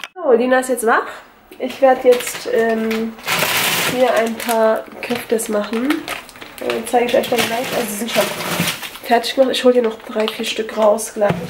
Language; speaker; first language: German; early bilingual, other home language; Turkish